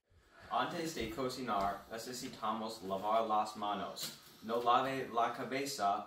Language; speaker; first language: Spanish; non-native, learner; English